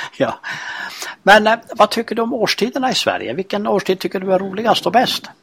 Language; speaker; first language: Swedish; native; Swedish